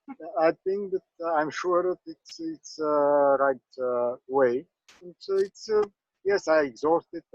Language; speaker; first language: English; non-native, learner; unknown